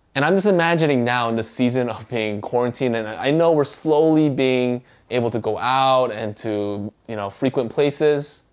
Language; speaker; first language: English; early bilingual, other home language; Korean